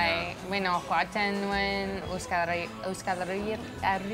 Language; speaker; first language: Basque; non-native, learner; English